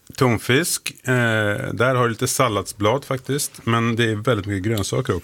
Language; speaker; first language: Swedish; native; Swedish